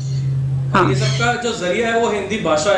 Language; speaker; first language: Hindi; non-native, local second language; Gujarati